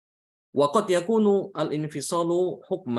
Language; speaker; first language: Arabic; non-native, fluent; Indonesian